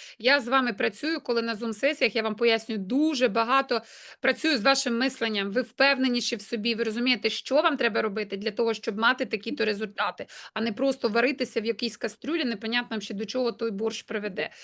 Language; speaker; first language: Ukrainian; native; Ukrainian